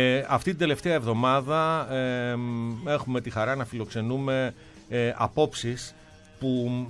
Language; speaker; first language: Greek; native; Greek